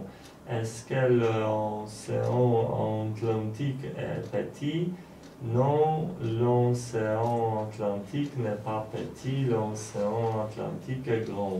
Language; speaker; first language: French; non-native, learner; Polish